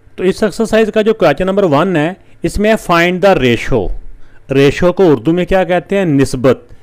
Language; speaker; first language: Urdu; non-native, local second language; Punjabi